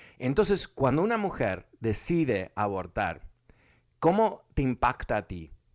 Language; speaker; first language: Spanish; early bilingual, other home language; English